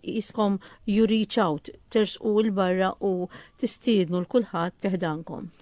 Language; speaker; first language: Maltese; native; Maltese